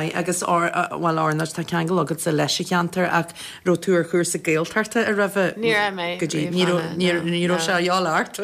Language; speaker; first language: Irish; native; Irish